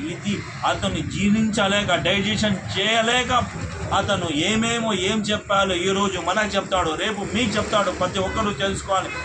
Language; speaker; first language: Telugu; non-native, local second language; Urdu